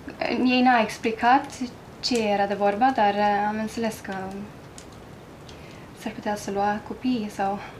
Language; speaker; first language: Romanian; non-native, learner; Norwegian